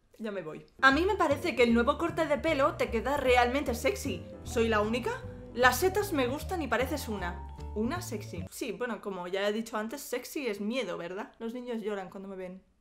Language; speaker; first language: Spanish; native; Spanish